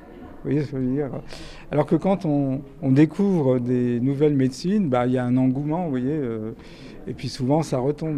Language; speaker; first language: French; native; French